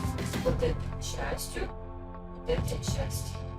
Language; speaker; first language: Russian; native; Russian